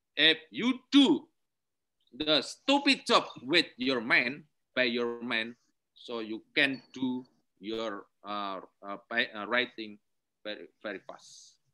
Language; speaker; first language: English; non-native, learner; Indonesian